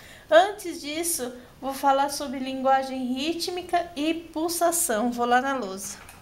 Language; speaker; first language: Portuguese; native; Portuguese